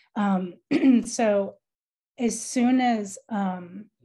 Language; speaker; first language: English; native; English